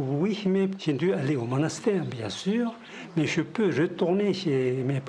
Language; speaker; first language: French; non-native, fluent; Tibetan